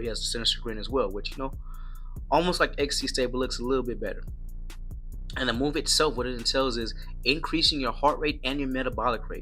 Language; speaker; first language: English; native; English